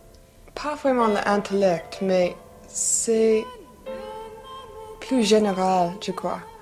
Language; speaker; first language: French; non-native, learner; English